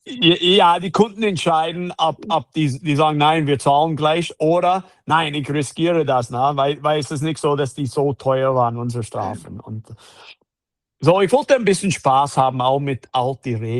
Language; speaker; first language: German; non-native, fluent; English